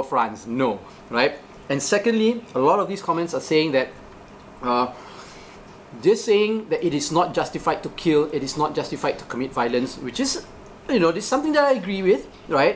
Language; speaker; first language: English; non-native, local second language; Malay